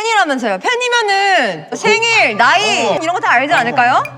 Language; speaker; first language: Korean; native; Korean